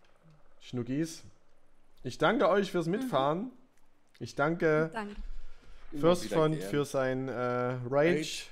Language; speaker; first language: German; native; German